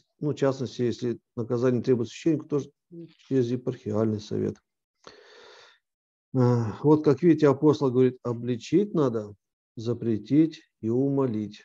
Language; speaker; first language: Russian; native; Russian